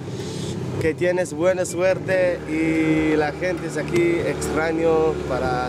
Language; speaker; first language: Spanish; non-native, learner; Hebrew